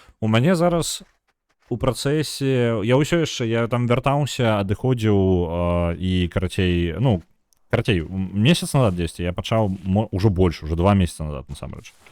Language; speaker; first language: Belarusian; non-native, local second language; Russian